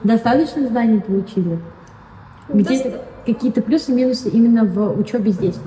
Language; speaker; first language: Russian; native; Russian